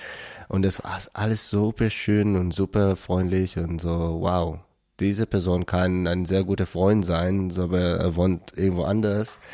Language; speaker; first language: German; non-native, learner; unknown